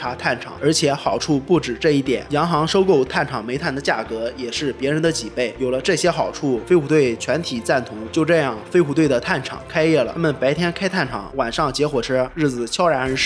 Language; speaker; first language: Chinese; native; Chinese